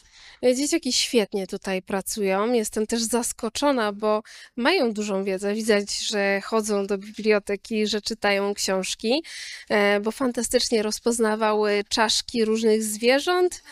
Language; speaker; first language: Polish; native; Polish